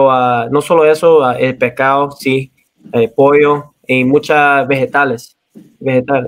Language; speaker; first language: Spanish; early bilingual, heritage; Spanish